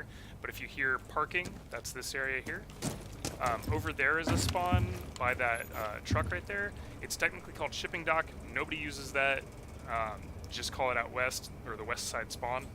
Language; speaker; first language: English; native; English